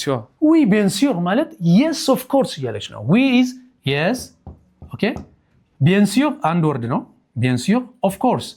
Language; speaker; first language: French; non-native, fluent; Amharic